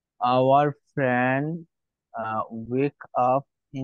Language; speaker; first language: English; non-native, learner; Bangla